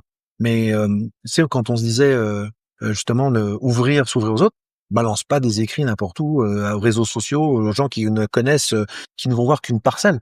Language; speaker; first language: French; native; French